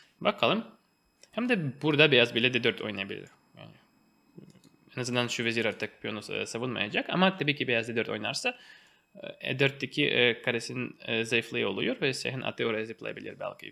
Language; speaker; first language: Turkish; non-native, fluent; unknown